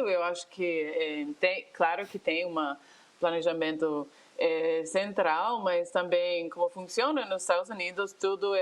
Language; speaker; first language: Portuguese; non-native, fluent; English